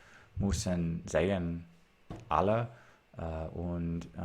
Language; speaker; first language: German; non-native, learner; English